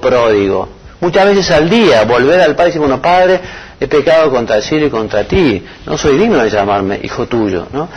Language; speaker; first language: Spanish; native; Spanish